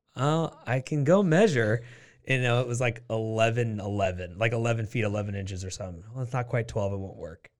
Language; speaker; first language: English; native; English